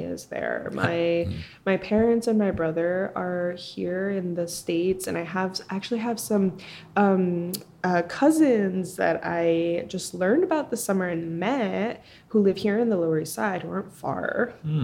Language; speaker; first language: English; early bilingual, other home language; Spanish